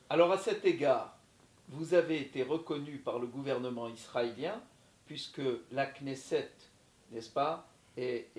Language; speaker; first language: French; native; French